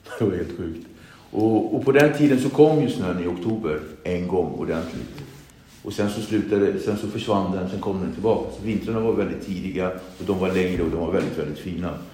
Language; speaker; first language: Swedish; early bilingual, other home language; Kabuverdianu